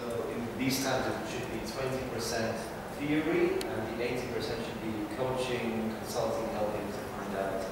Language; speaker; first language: English; non-native, fluent; Lithuanian